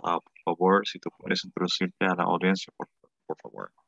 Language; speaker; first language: Spanish; early bilingual, heritage; Spanish